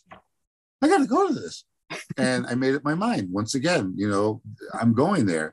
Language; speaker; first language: English; native; English